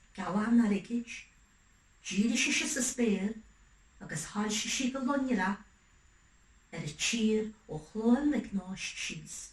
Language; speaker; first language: Irish; native; Irish